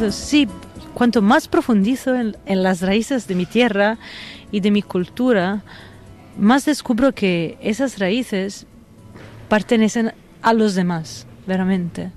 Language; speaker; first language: Spanish; non-native, fluent; Italian